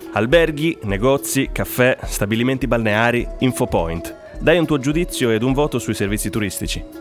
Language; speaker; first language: Italian; native; Italian